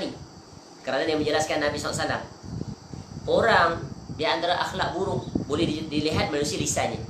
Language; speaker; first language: Malay; native; Malay